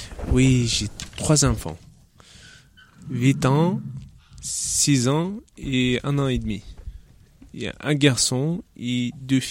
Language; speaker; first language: French; non-native, learner; Chechen